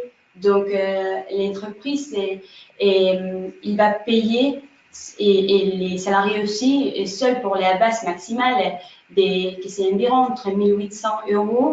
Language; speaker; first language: French; non-native, fluent; Spanish